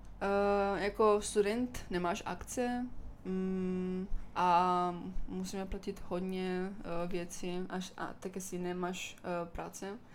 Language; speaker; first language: Czech; non-native, learner; Italian